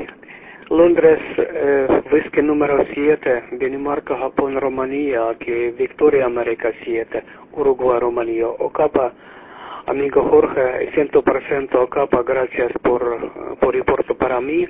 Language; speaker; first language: Spanish; non-native, learner; Russian